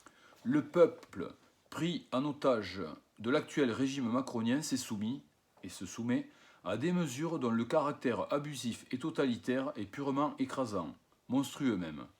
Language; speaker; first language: French; native; French